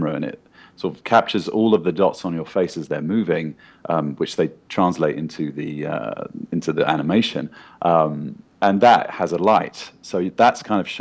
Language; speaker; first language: English; native; English